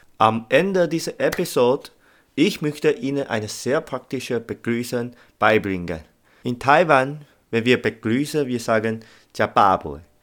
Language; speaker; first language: German; non-native, learner; Chinese